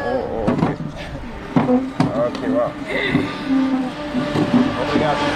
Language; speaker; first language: Indonesian; non-native, learner; English